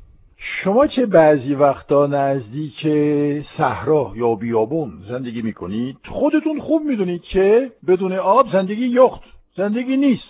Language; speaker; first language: Persian; non-native, fluent; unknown